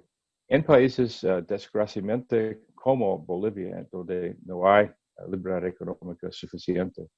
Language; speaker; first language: Spanish; non-native, learner; English